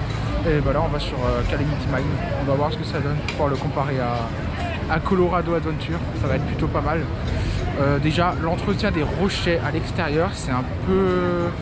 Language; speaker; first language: French; native; French